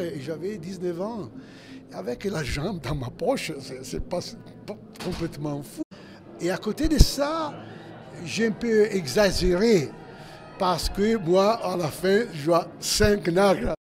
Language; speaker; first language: French; non-native, fluent; Italian